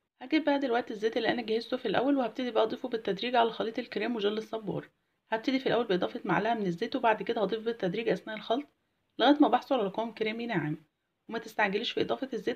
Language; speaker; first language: Arabic; native; Arabic